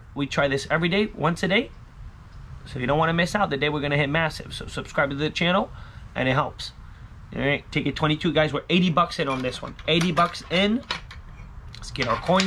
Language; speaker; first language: English; native; English